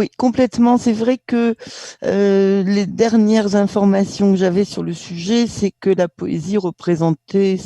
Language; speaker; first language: French; native; French